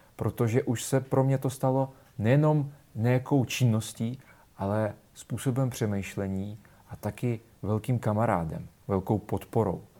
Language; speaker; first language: Czech; non-native, fluent; Russian